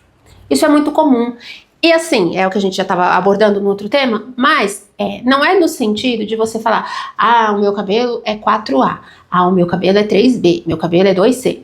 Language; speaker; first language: Portuguese; native; Portuguese